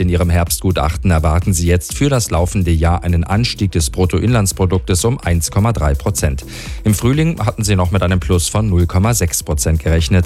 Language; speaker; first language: German; native; German